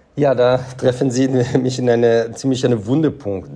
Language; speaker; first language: German; non-native, fluent; Hebrew